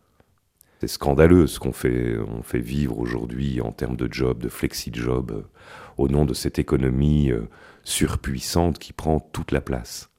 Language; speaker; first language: French; native; French